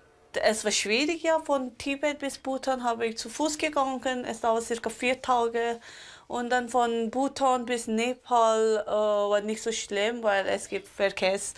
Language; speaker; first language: German; non-native, local second language; Tibetan